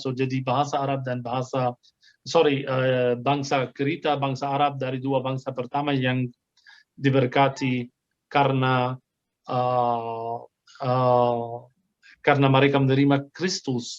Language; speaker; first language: Indonesian; non-native, fluent; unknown